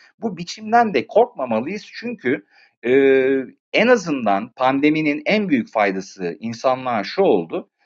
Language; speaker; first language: Turkish; native; Turkish